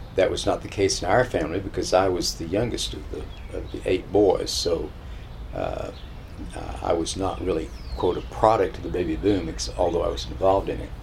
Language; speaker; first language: English; native; English